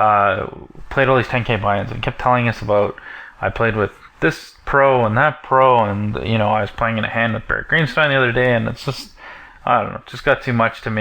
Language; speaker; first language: English; native; English